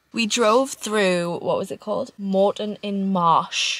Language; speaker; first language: English; native; English